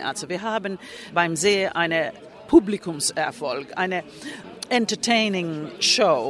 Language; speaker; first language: German; non-native, fluent; Finnish